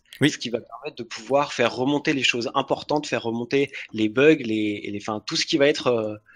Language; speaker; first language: French; native; French